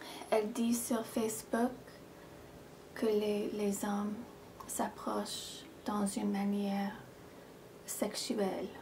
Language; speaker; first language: French; non-native, fluent; English